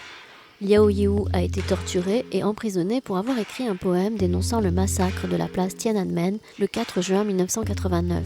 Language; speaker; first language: French; native; French